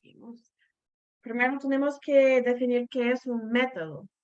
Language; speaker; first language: Spanish; non-native, fluent; English